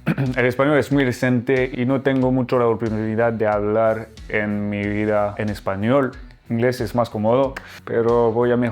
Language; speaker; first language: Spanish; non-native, learner; French